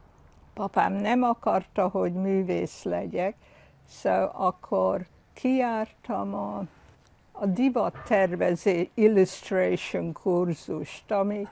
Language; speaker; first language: Hungarian; early bilingual, heritage; Hungarian